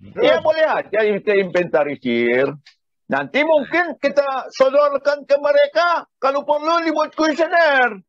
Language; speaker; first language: Indonesian; native; Indonesian